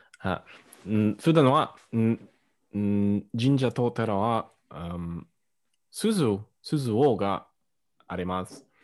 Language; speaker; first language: Japanese; non-native, learner; English